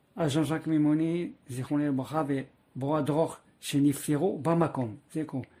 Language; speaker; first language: Hebrew; non-native, fluent; French